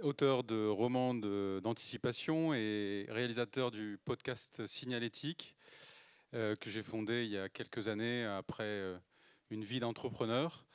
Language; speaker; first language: French; native; French